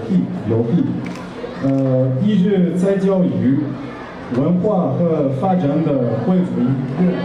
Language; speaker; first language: Chinese; non-native, fluent; Malagasy